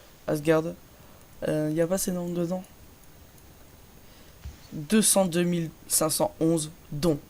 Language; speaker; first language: French; native; French